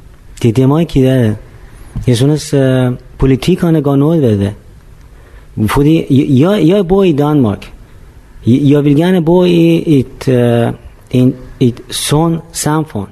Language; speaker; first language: Danish; non-native, fluent; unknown